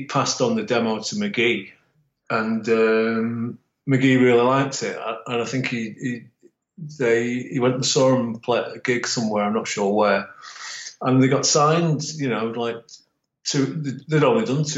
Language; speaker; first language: English; native; English